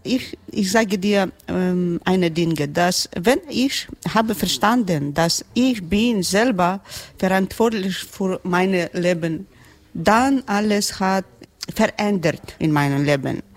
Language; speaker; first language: German; non-native, learner; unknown